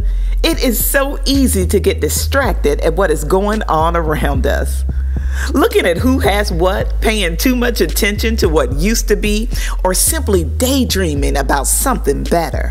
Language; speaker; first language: English; native; English